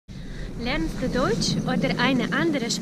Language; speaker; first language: German; non-native, fluent; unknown